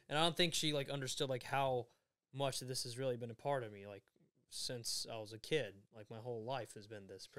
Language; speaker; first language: English; early bilingual, other home language; Swedish